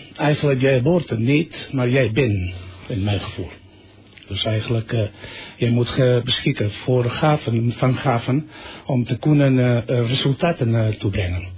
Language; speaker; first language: Dutch; non-native, fluent; Catalan